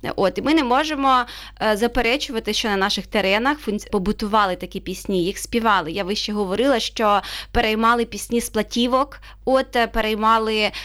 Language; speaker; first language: Ukrainian; native; Ukrainian